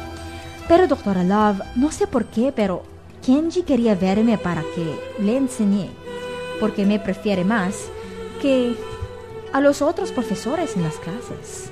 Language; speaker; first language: Spanish; non-native, fluent; Filipino